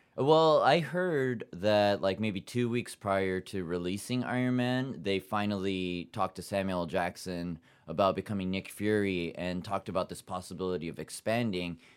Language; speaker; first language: English; early bilingual, other home language; Japanese